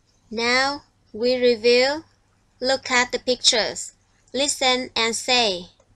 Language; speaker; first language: English; non-native, fluent; Vietnamese